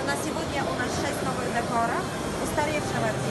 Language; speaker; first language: Russian; native; Russian